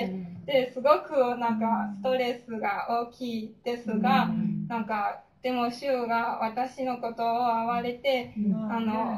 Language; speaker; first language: Japanese; non-native, fluent; Chinese